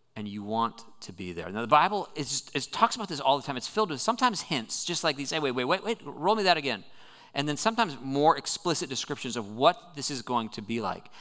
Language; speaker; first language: English; native; English